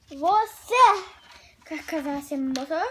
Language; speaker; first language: Portuguese; early bilingual, heritage; Portuguese